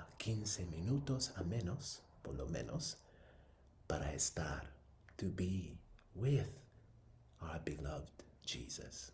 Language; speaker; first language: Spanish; non-native, fluent; English